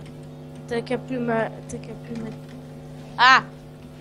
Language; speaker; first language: French; native; French